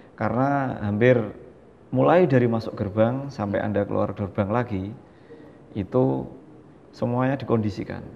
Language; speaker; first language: Indonesian; native; Indonesian